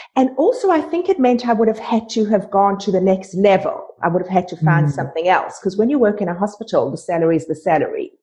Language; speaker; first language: English; native; English